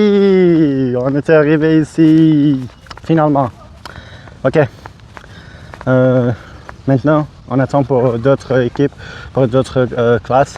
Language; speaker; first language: French; non-native, learner; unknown